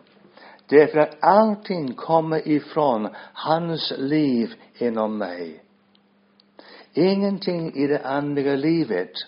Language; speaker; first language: Swedish; non-native, fluent; English